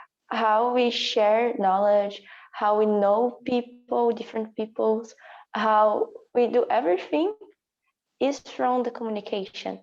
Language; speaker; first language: English; non-native, learner; Portuguese